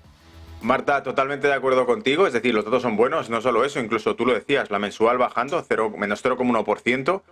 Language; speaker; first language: Spanish; native; Spanish